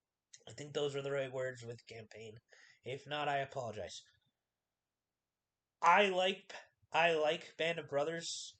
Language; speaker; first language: English; native; English